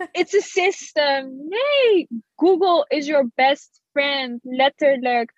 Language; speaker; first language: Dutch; early bilingual, other home language; Arabic